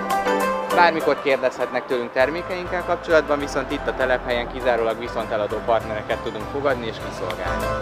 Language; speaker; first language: Hungarian; native; Hungarian